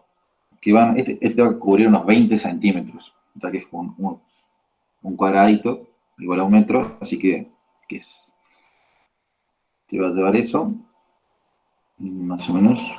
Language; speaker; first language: Spanish; native; Spanish